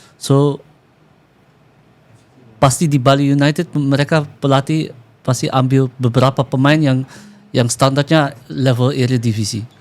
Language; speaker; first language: Indonesian; early bilingual, heritage; Dutch